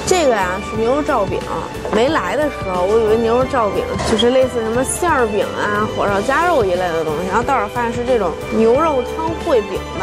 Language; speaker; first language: Chinese; native; Chinese